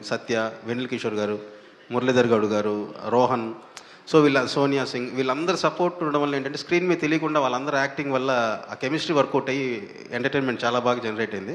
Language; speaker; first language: Telugu; native; Telugu